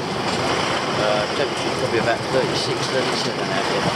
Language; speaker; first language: English; native; English